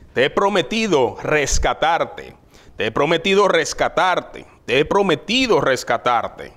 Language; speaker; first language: Spanish; native; Spanish